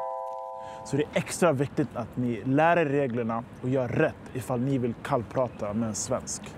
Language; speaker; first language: Swedish; native; Swedish